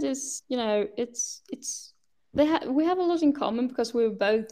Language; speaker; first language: English; non-native, fluent; Swedish